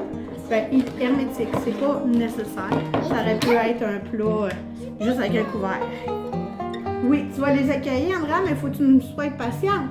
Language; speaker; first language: French; native; French